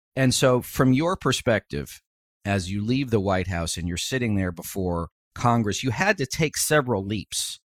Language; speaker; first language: English; native; English